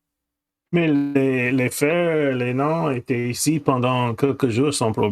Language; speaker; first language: French; non-native, fluent; English